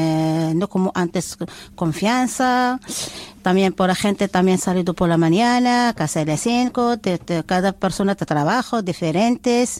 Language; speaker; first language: Spanish; non-native, learner; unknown